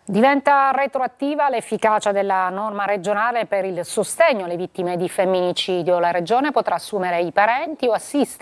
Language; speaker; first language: Italian; native; Italian